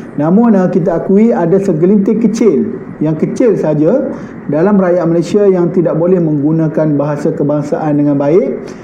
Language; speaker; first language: Malay; native; Malay